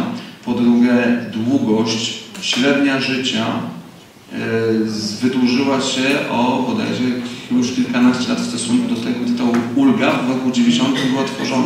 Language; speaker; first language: Polish; native; Polish